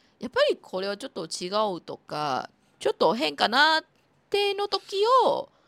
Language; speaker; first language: Japanese; non-native, fluent; Chinese